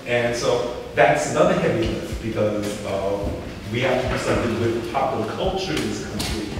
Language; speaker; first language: English; native; English